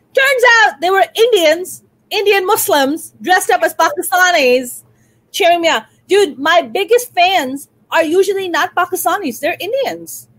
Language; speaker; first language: English; non-native, local second language; Urdu